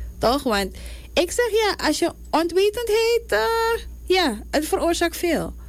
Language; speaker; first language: Dutch; native; Dutch